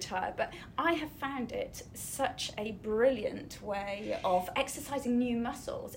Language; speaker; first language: English; native; English